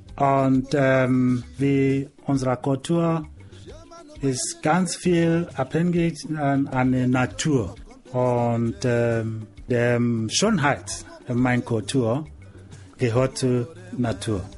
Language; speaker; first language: German; non-native, learner; Igbo